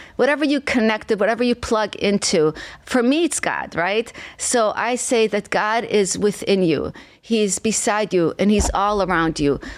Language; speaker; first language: English; non-native, fluent; Hebrew